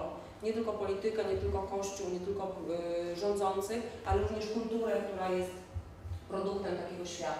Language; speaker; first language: Polish; native; Polish